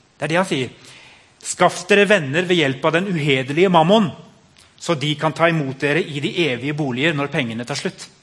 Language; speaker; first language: Norwegian; native; Norwegian